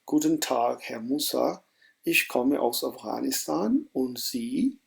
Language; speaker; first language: German; non-native, fluent; Urdu